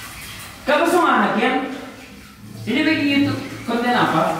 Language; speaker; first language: Indonesian; non-native, learner; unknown